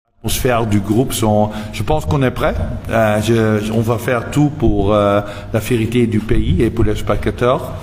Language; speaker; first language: French; non-native, local second language; Dutch